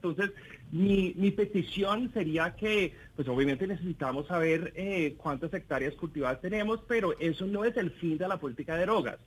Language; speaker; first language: Spanish; non-native, fluent; English